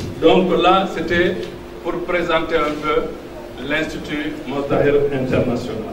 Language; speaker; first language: French; non-native, local second language; Fula